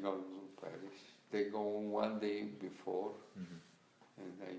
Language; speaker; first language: English; non-native, learner; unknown